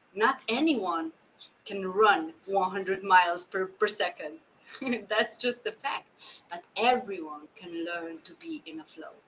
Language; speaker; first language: English; non-native, fluent; Slovenian